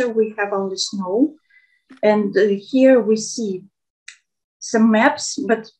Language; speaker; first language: English; non-native, fluent; Russian